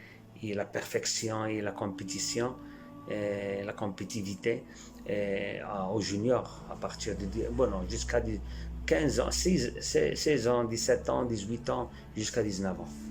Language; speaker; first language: French; non-native, fluent; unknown